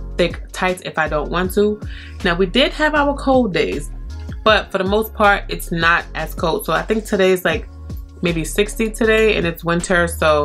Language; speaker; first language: English; native; English